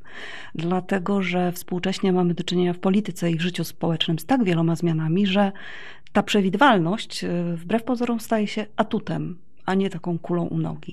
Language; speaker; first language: Polish; native; Polish